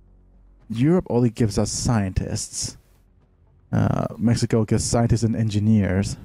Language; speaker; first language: English; native; English